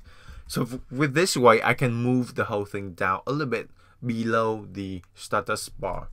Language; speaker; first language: English; non-native, fluent; Vietnamese